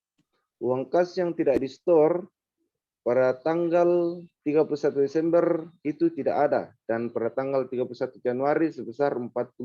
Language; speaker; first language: Indonesian; native; Indonesian